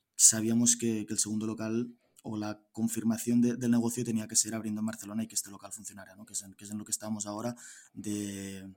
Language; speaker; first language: Spanish; native; Spanish